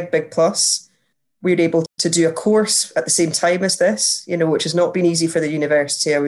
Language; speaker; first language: English; native; English